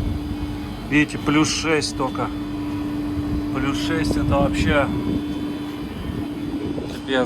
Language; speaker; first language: Russian; native; Russian